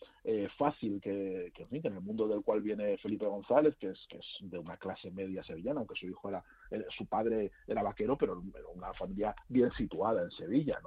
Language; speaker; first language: Spanish; native; Spanish